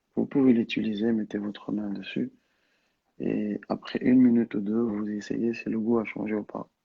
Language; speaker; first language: French; non-native, local second language; Arabic